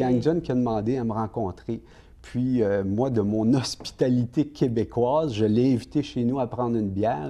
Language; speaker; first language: French; native; French